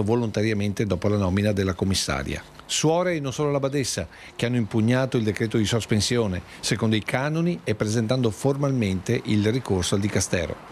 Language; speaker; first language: Italian; native; Italian